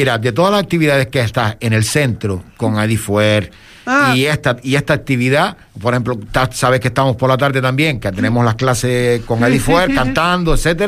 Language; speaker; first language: Spanish; native; Spanish